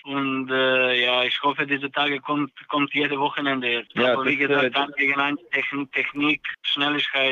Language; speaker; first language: German; non-native, learner; Serbian